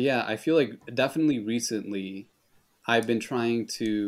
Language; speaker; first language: English; early bilingual, other home language; Spanish